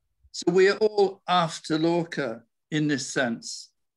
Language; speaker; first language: English; native; English